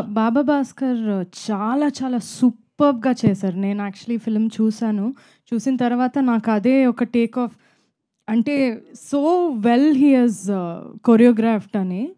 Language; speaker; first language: Telugu; non-native, fluent; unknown